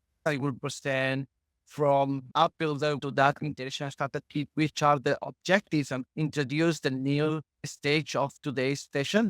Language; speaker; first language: English; non-native, fluent; Spanish